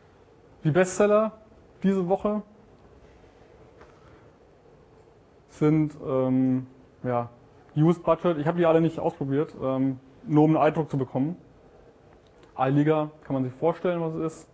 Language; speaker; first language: German; native; German